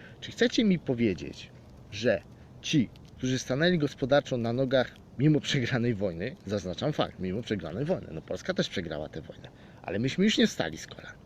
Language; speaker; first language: Polish; native; Polish